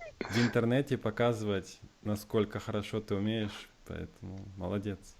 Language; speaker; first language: Russian; early bilingual, heritage; Russian